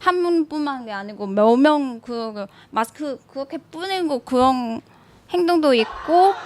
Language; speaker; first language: Korean; non-native, learner; Cantonese